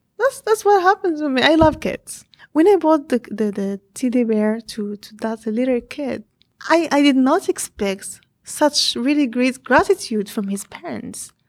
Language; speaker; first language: English; non-native, fluent; Arabic